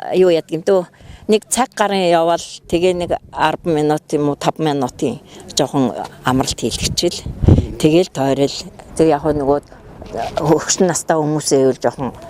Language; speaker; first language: Mongolian; native; Mongolian